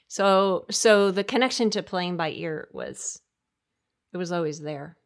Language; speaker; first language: English; native; English